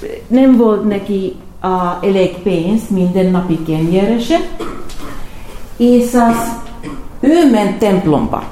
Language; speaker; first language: Hungarian; non-native, learner; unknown